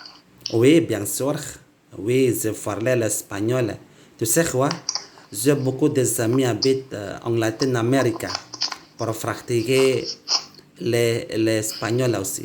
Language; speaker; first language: French; non-native, learner; Indonesian